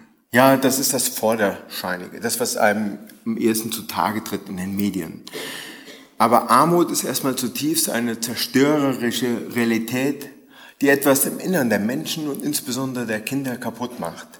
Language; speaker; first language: German; native; German